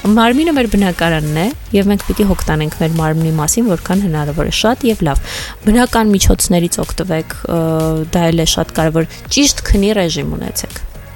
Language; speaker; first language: Armenian; native; Armenian